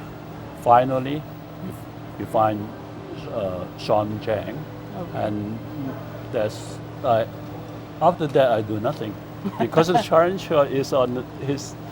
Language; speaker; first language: English; non-native, fluent; Cantonese